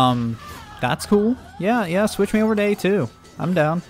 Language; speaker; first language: English; native; English